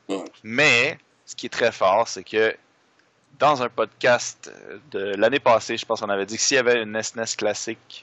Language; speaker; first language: French; native; French